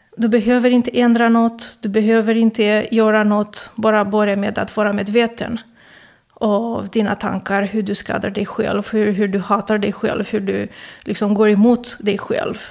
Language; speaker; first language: Swedish; non-native, fluent; Romanian